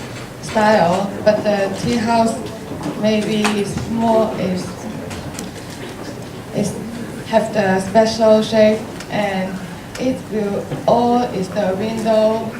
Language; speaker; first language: English; non-native, learner; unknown